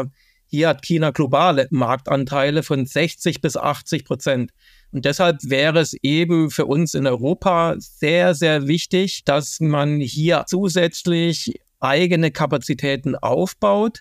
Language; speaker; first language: German; native; German